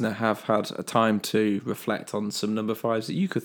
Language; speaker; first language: English; native; English